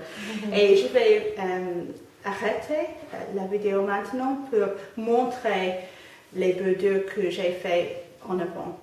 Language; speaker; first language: French; non-native, learner; English